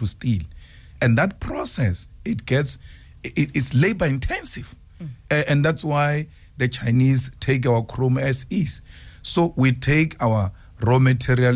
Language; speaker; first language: English; non-native, local second language; Northern Sotho